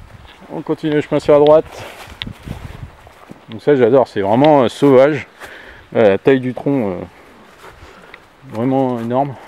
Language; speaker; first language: French; native; French